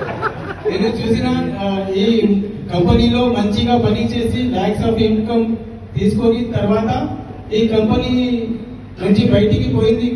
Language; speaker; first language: Telugu; non-native, local second language; Hindi